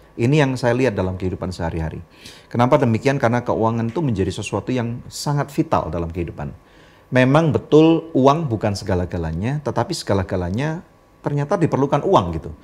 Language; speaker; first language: Indonesian; native; Indonesian